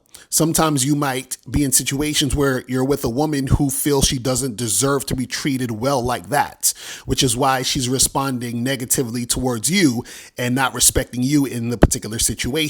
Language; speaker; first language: English; native; English